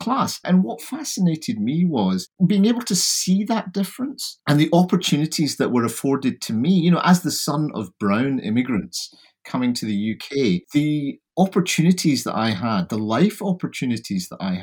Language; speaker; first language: English; native; English